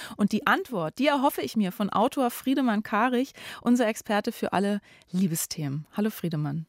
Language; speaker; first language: German; native; German